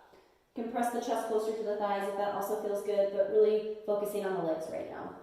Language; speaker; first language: English; native; English